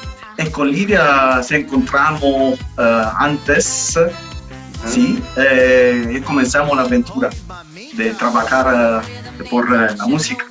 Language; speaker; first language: Spanish; non-native, learner; Italian